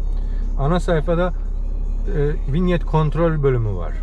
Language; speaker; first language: Turkish; early bilingual, heritage; Turkish